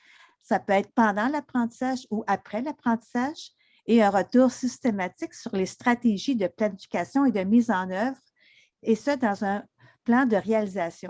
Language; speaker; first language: French; native; French